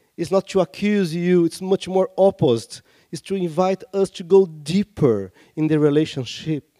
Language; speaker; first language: English; non-native, fluent; Portuguese